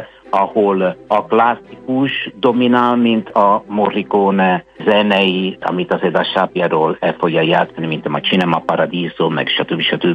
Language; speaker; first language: Hungarian; non-native, fluent; Italian